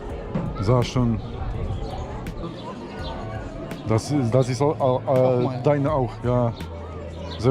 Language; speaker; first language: German; non-native, learner; Polish